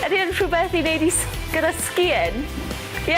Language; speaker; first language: Welsh; non-native, local second language; English